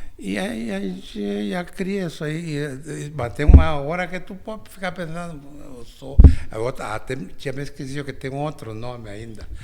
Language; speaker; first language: Portuguese; non-native, fluent; Spanish